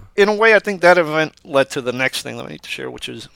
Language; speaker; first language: English; early bilingual, other home language; Spanish